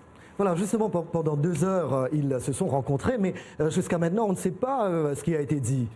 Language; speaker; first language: French; native; French